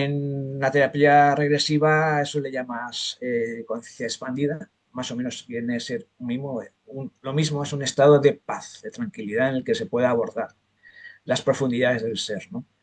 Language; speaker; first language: Spanish; native; Spanish